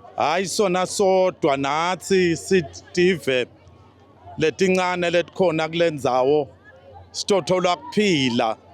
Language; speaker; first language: Zulu; non-native, local second language; Swati